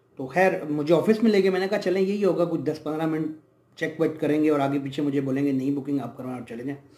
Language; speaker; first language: Urdu; native; Urdu